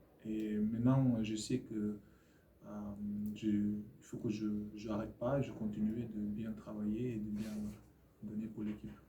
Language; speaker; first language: French; non-native, learner; Fijian